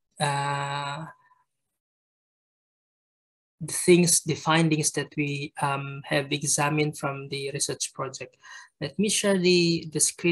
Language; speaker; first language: English; non-native, fluent; Indonesian